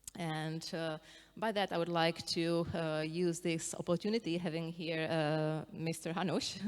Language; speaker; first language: English; non-native, fluent; Czech